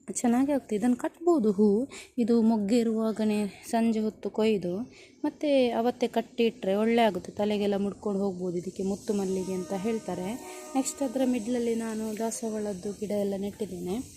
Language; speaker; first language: Kannada; non-native, local second language; Tulu